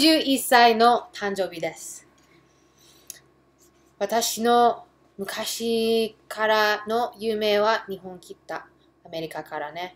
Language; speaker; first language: Japanese; early bilingual, heritage; English